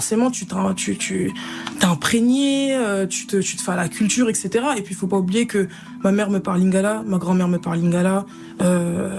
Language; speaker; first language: French; native; French